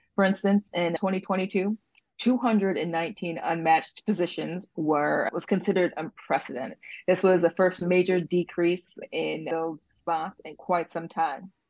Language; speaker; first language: English; native; English